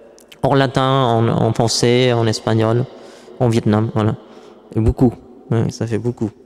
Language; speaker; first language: French; non-native, fluent; Vietnamese